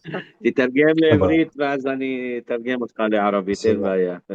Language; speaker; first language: Hebrew; non-native, local second language; Arabic